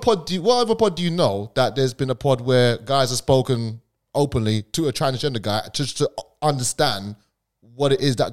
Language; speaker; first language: English; native; English